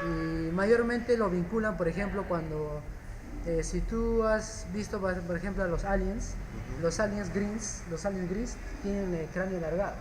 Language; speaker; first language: Spanish; native; Spanish